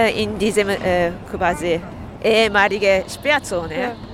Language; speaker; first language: German; non-native, fluent; Japanese